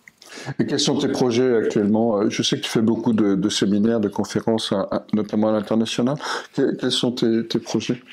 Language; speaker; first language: French; native; French